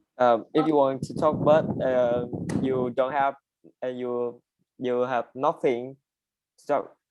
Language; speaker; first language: English; non-native, learner; Vietnamese